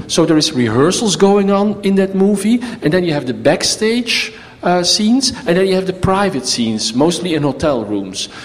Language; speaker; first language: English; non-native, fluent; Dutch